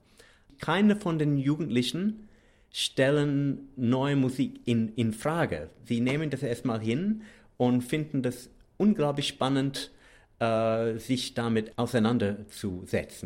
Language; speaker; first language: German; non-native, fluent; English